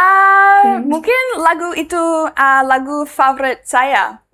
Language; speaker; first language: Indonesian; non-native, learner; English